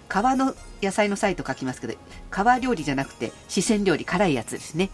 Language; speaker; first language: Japanese; native; Japanese